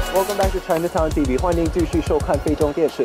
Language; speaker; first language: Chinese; early bilingual, other home language; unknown